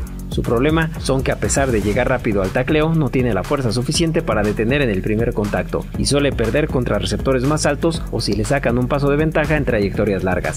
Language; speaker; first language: Spanish; native; Spanish